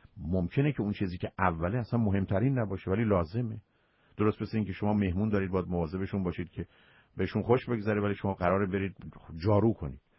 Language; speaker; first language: Persian; native; Persian